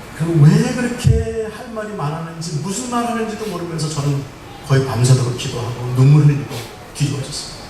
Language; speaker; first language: Korean; native; Korean